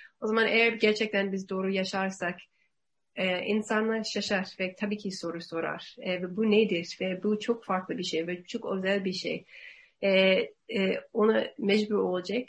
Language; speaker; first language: Turkish; non-native, learner; English